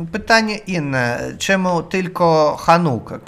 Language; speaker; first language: Polish; non-native, learner; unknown